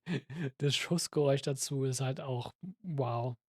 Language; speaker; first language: German; native; German